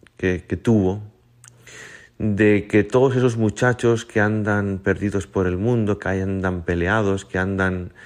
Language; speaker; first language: Spanish; native; Spanish